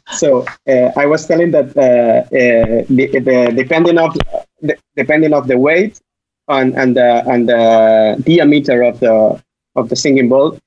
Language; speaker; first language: English; non-native, fluent; Spanish